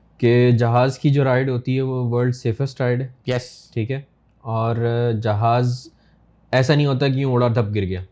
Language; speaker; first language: Urdu; native; Urdu